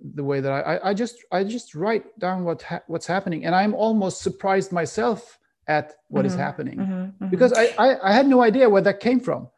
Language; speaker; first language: English; non-native, fluent; Swedish